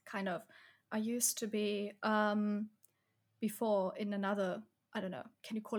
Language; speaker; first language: English; non-native, fluent; German